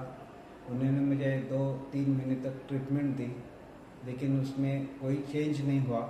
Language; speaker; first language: Hindi; non-native, local second language; Marathi